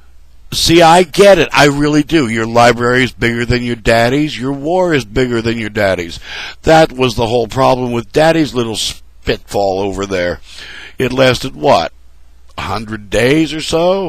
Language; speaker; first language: English; native; English